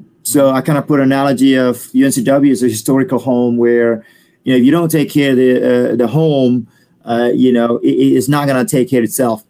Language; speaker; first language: English; non-native, fluent; Indonesian